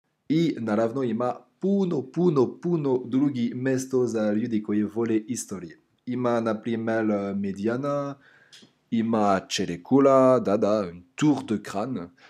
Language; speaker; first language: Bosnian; non-native, learner; French